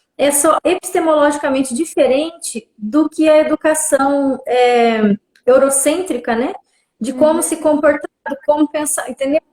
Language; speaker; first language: Portuguese; non-native, local second language; Guarani